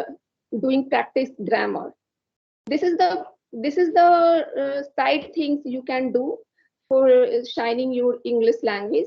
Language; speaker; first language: English; non-native, learner; Hindi